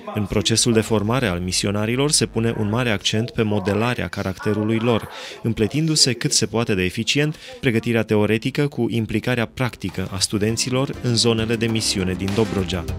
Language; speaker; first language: Romanian; native; Romanian